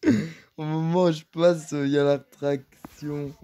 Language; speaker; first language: French; native; French